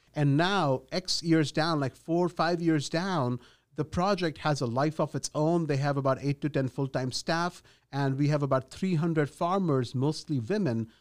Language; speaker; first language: English; non-native, local second language; Gujarati